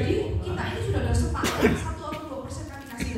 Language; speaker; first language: Indonesian; native; Indonesian